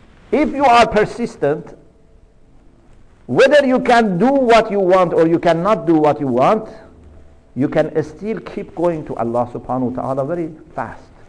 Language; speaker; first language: English; non-native, fluent; Persian